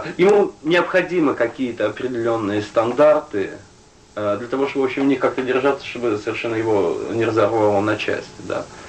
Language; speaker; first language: Russian; native; Russian